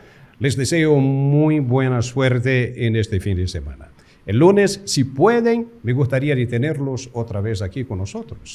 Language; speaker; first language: Spanish; non-native, fluent; Portuguese